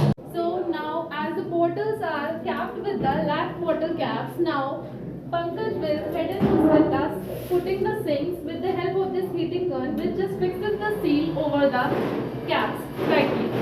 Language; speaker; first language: English; non-native, local second language; Hindi